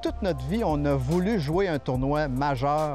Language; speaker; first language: French; native; French